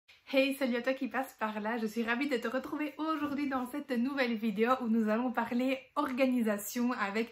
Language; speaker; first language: French; native; French